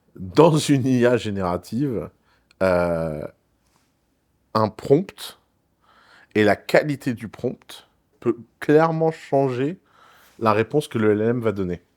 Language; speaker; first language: French; native; French